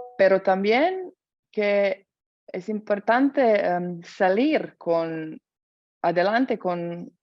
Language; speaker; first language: Spanish; non-native, fluent; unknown